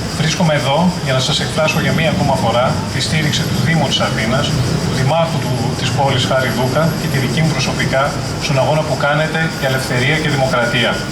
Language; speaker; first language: Greek; native; Greek